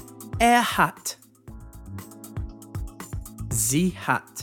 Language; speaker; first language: German; non-native, fluent; English